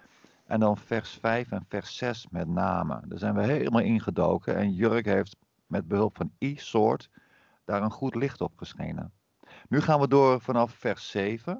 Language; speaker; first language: Dutch; native; Dutch